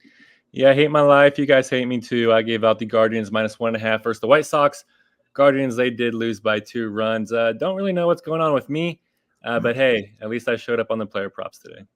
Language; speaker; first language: English; native; English